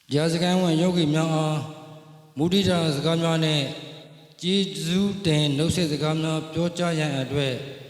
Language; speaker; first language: Burmese; native; Burmese